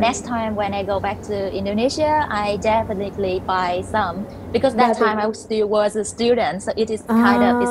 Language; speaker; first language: English; non-native, fluent; Vietnamese